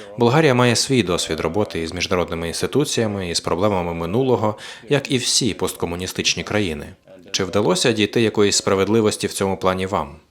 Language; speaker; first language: Ukrainian; native; Ukrainian